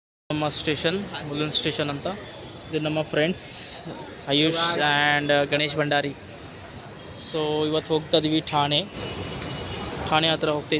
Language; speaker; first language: Kannada; early bilingual, heritage; Kannada